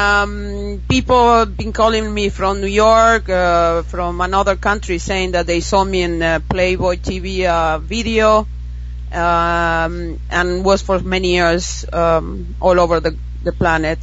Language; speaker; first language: English; non-native, fluent; Spanish